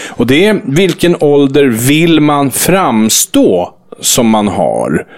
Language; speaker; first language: Swedish; native; Swedish